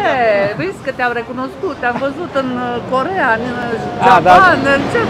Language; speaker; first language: Romanian; non-native, local second language; Greek